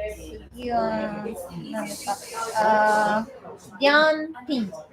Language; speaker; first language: Japanese; non-native, learner; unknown